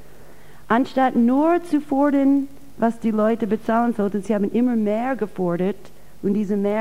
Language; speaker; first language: German; non-native, fluent; English